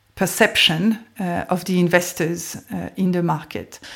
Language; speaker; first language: English; non-native, fluent; French